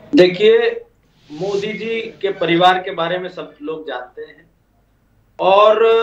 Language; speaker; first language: Hindi; native; Hindi